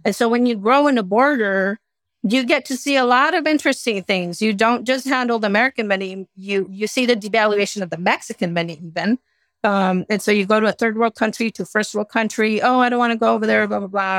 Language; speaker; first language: English; early bilingual, other home language; Spanish